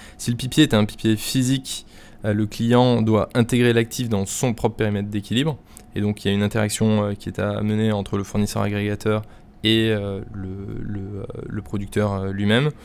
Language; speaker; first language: French; native; French